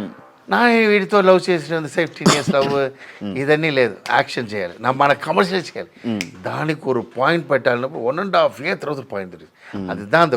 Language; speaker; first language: Telugu; non-native, local second language; Tamil